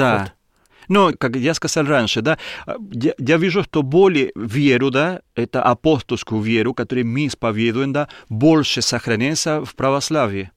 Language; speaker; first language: Russian; non-native, learner; Spanish